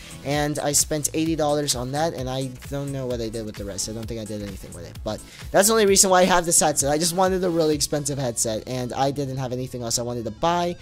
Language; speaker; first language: English; native; English